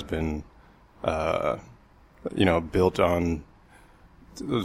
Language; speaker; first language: English; native; English